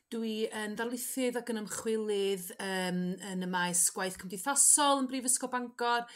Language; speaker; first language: Welsh; native; Welsh